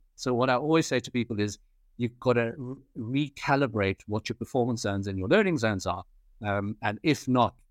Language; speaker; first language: English; native; English